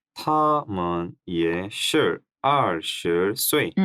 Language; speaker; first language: Chinese; non-native, learner; Korean